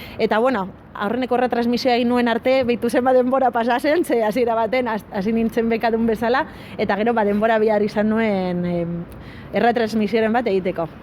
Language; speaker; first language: Basque; non-native, local second language; Spanish